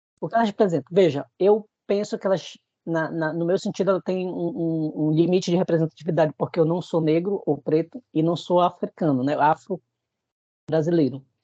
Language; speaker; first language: Portuguese; native; Portuguese